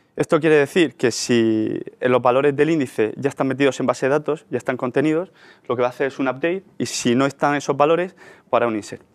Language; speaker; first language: Spanish; native; Spanish